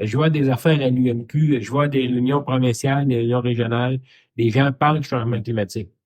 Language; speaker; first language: French; native; French